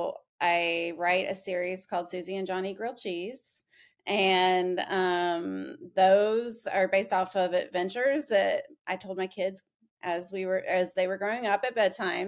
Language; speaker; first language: English; native; English